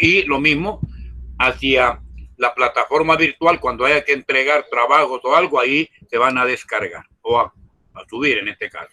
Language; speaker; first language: Spanish; native; Spanish